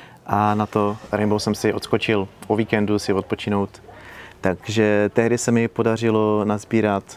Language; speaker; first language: Czech; native; Czech